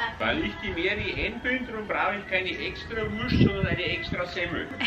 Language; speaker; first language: German; native; German